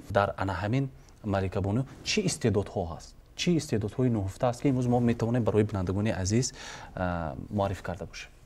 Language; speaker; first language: Tajik; native; Tajik